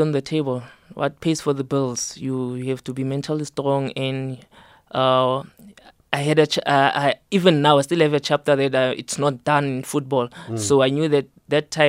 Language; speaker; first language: English; non-native, local second language; Southern Sotho